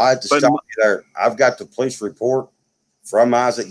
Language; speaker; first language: English; native; English